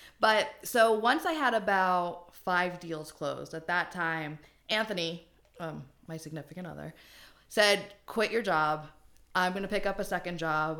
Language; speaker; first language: English; native; English